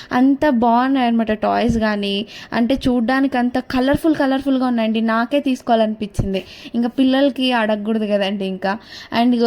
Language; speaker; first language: Telugu; non-native, local second language; Kannada